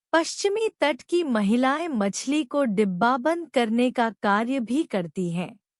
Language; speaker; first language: Hindi; native; Hindi